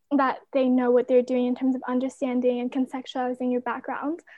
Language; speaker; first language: English; non-native, fluent; Chinese